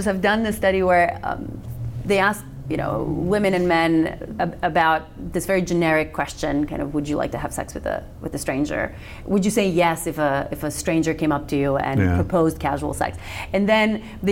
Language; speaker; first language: English; non-native, fluent; Macedonian